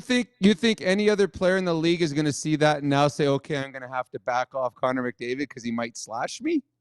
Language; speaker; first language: English; native; English